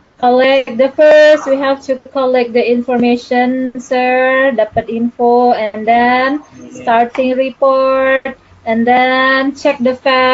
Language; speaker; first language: English; non-native, learner; Indonesian